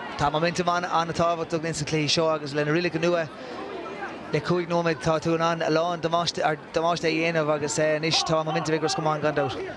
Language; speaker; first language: Irish; non-native, local second language; English